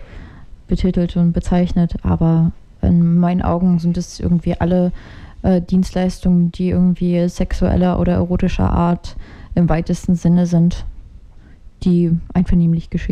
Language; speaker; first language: German; native; German